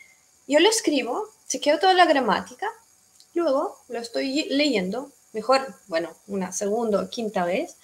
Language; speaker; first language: Spanish; non-native, fluent; Russian